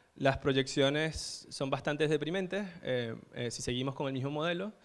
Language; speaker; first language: Spanish; native; Spanish